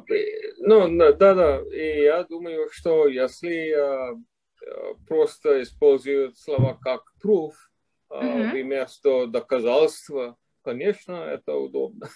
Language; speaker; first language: Russian; non-native, fluent; English